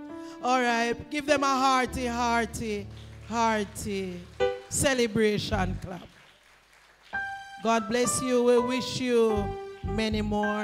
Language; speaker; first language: English; non-native, local second language; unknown